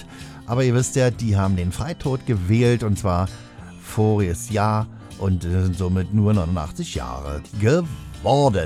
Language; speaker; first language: German; native; German